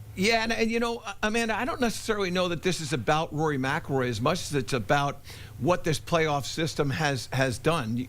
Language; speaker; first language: English; native; English